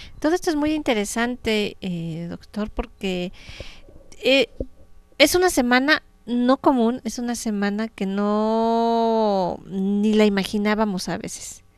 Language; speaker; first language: Spanish; native; Spanish